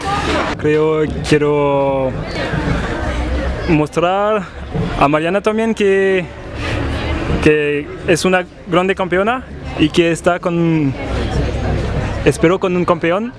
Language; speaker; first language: Spanish; non-native, fluent; French